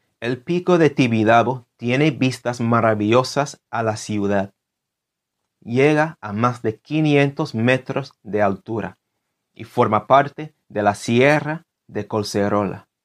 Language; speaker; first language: Spanish; non-native, fluent; English